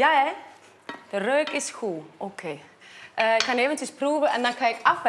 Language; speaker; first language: Dutch; non-native, fluent; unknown